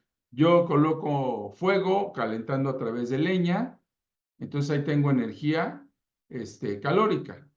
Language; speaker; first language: Spanish; native; Spanish